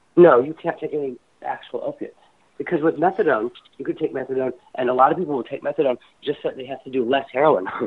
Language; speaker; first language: English; native; English